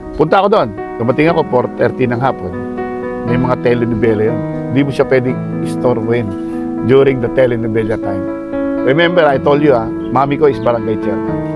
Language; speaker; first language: Filipino; native; Filipino